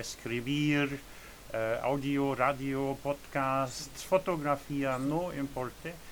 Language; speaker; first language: Spanish; non-native, learner; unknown